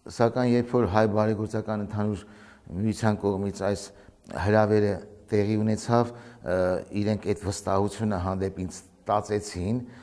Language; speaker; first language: Armenian; native; Armenian